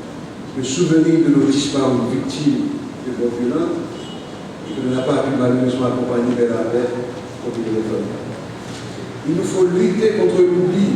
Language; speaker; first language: French; non-native, local second language; Haitian Creole